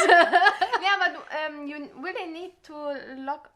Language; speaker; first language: English; non-native, learner; German